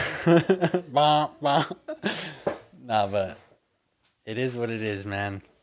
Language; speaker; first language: English; early bilingual, other home language; Spanish